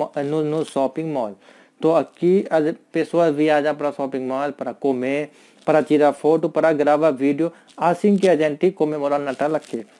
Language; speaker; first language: Portuguese; non-native, learner; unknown